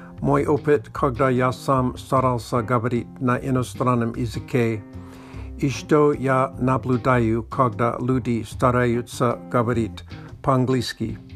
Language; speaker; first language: Russian; non-native, learner; English